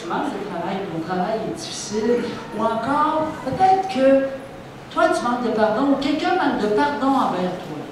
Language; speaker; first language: French; native; French